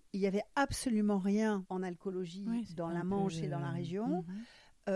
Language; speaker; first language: French; non-native, fluent; German